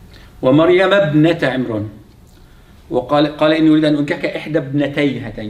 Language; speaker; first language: Arabic; non-native, fluent; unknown